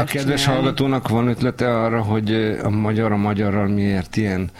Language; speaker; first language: Hungarian; native; Hungarian